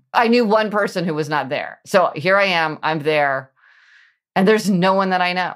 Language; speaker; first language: English; native; English